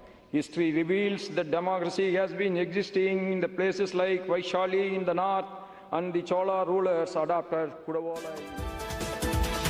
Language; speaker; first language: English; non-native, local second language; Tamil